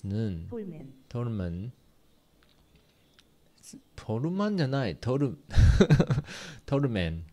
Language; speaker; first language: Korean; non-native, learner; Chinese